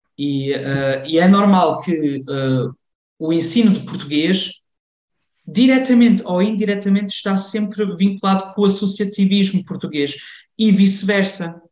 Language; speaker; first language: Portuguese; early bilingual, heritage; Portuguese